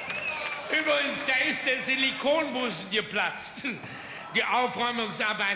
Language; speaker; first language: German; native; German